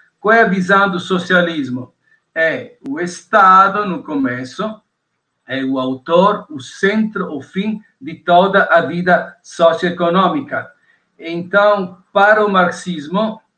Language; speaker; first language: Portuguese; non-native, fluent; Italian